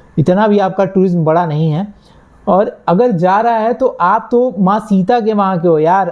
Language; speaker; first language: Hindi; native; Hindi